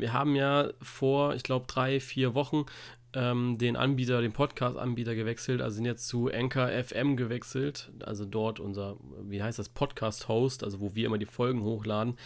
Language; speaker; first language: German; native; German